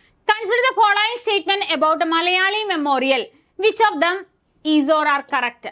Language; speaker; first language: English; non-native, local second language; Malayalam